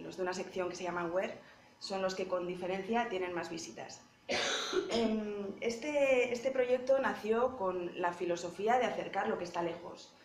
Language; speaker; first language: Spanish; native; Spanish